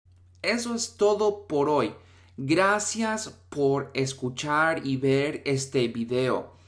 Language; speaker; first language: Spanish; non-native, fluent; English